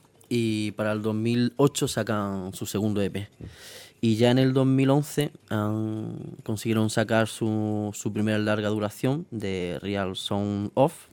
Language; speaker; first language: Spanish; native; Spanish